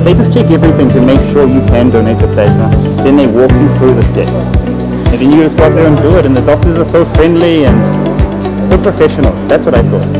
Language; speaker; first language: English; native; English